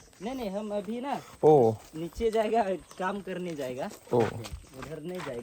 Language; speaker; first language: Hindi; non-native, local second language; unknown